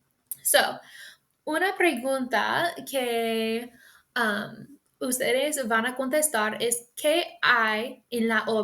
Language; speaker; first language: Spanish; non-native, fluent; English